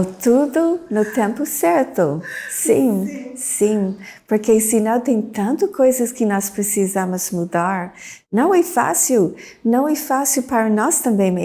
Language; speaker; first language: Portuguese; non-native, fluent; English